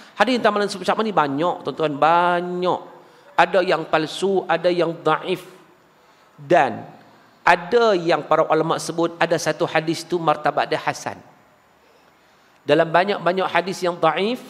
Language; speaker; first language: Malay; native; Malay